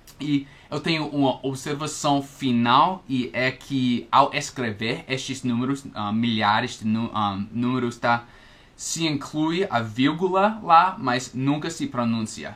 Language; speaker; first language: Portuguese; non-native, fluent; English